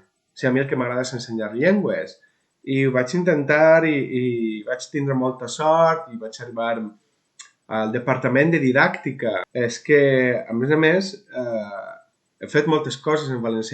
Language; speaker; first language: Catalan; non-native, local second language; Spanish